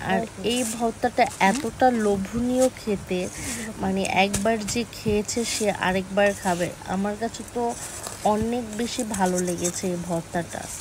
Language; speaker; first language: Bangla; native; Bangla